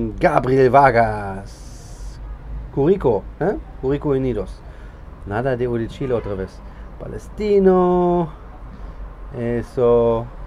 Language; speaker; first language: Spanish; non-native, learner; German